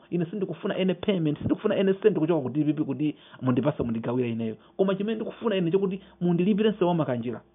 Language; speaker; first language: Nyanja; non-native, local second language; Yao